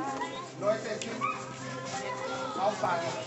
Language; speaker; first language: German; non-native, learner; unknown